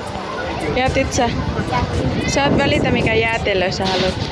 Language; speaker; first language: Finnish; non-native, learner; Filipino